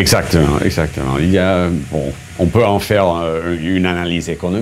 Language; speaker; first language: French; non-native, fluent; English